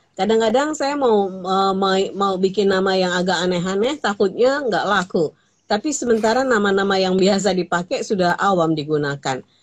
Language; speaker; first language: Indonesian; native; Indonesian